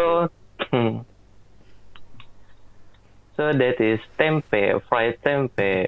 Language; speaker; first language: English; non-native, learner; Indonesian